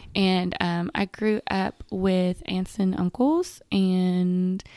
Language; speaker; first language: English; native; English